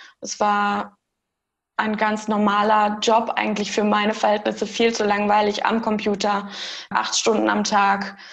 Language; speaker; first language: German; early bilingual, heritage; German